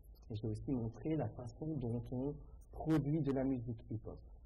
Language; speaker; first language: French; native; French